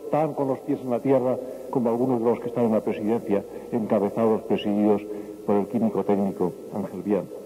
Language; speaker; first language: Spanish; native; Spanish